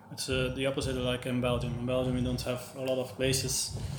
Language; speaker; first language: English; non-native, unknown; Dutch